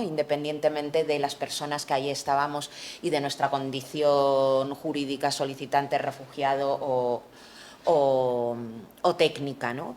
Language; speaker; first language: Spanish; native; Spanish